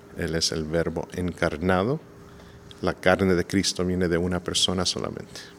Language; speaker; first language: Spanish; non-native, fluent; English